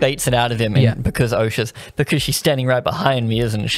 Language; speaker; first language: English; native; English